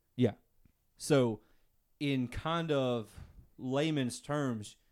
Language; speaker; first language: English; native; English